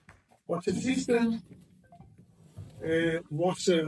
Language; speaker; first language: Danish; non-native, fluent; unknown